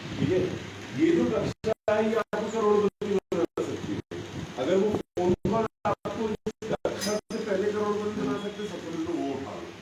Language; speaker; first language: Hindi; non-native, local second language; Gujarati